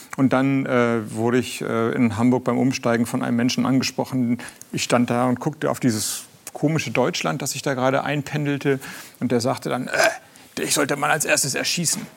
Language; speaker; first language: German; native; German